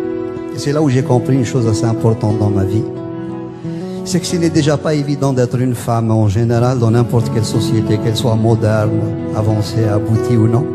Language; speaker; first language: French; non-native, local second language; Kabyle